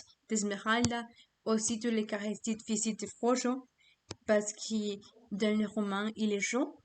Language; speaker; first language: French; non-native, learner; Spanish